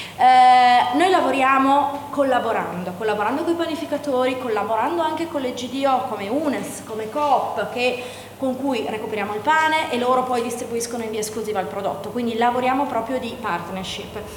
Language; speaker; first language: Italian; native; Italian